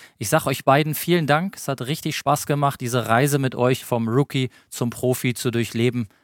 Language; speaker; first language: German; native; German